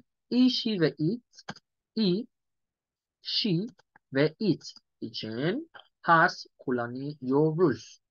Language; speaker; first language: Turkish; non-native, fluent; Yoruba